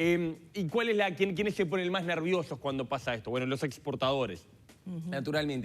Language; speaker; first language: Spanish; native; Spanish